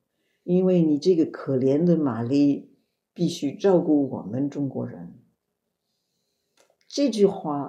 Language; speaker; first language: Chinese; non-native, fluent; French